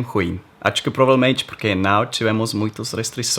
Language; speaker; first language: Portuguese; non-native, learner; English